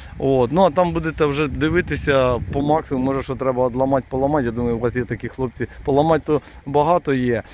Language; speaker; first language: Ukrainian; non-native, local second language; Russian